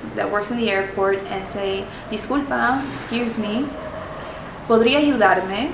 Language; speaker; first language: English; early bilingual, other home language; Spanish